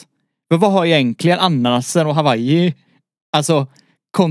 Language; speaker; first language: Swedish; native; Swedish